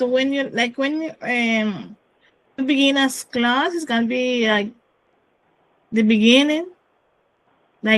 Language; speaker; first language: English; non-native, learner; Spanish